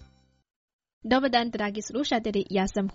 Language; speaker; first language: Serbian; non-native, fluent; Chinese